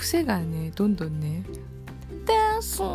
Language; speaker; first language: Japanese; non-native, fluent; Korean